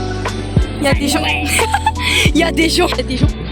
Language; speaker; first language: French; native; French